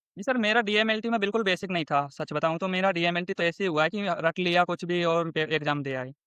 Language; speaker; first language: Hindi; native; Hindi